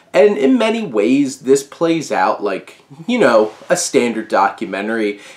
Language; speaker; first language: English; native; English